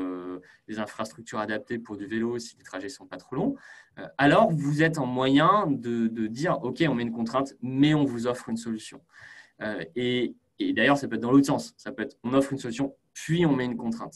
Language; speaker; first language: French; native; French